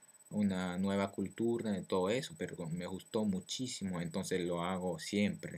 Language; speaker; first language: Spanish; non-native, learner; French